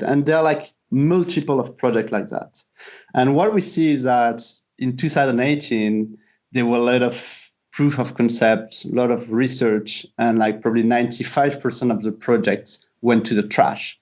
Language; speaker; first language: English; non-native, fluent; French